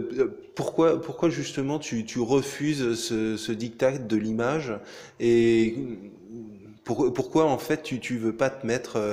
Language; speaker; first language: French; native; French